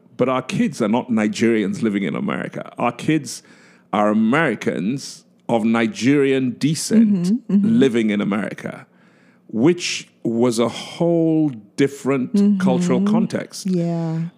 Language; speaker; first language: English; non-native, local second language; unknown